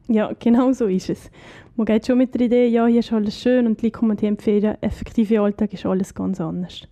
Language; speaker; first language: German; native; German